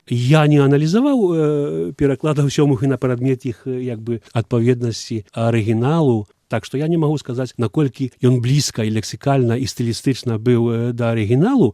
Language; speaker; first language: Belarusian; early bilingual, heritage; Belarusian